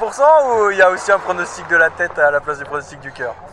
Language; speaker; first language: French; native; French